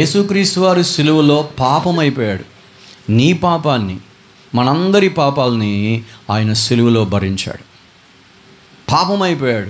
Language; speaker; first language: Telugu; native; Telugu